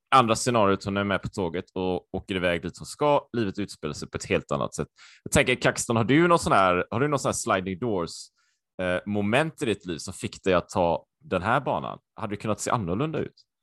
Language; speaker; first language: Swedish; native; Swedish